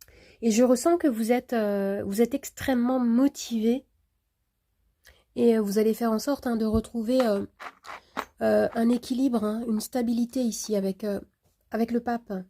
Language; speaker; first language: French; native; French